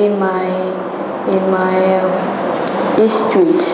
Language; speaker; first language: English; non-native, learner; Vietnamese